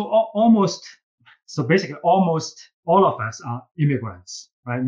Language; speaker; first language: English; non-native, fluent; Chinese